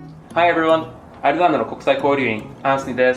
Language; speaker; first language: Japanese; non-native, fluent; English